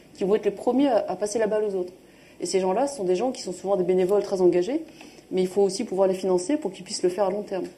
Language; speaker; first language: French; native; French